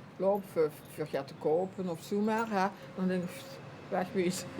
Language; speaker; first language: Dutch; non-native, local second language; Limburgish